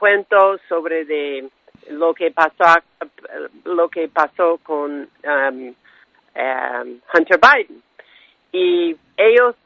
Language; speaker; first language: Spanish; non-native, fluent; English